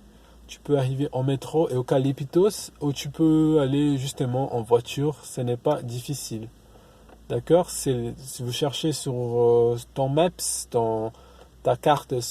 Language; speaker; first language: French; non-native, learner; Portuguese